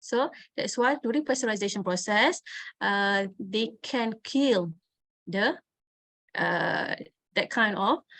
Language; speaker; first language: English; non-native, local second language; Malay